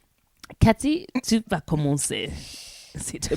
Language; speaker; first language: French; non-native, learner; English